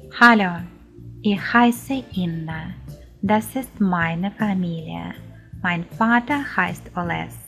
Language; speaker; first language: German; non-native, fluent; Ukrainian